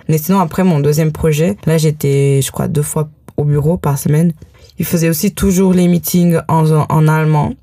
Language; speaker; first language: French; early bilingual, heritage; French